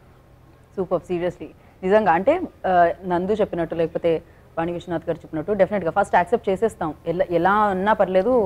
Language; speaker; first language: Telugu; native; Telugu